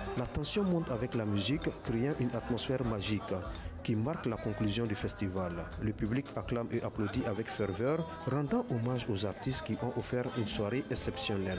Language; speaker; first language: French; non-native, local second language; Bambara